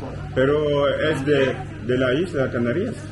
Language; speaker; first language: Spanish; non-native, learner; French